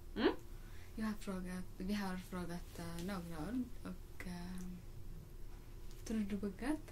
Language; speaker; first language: Swedish; non-native, learner; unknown